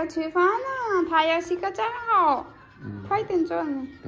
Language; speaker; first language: Chinese; non-native, learner; Nepali